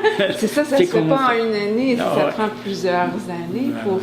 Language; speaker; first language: French; native; French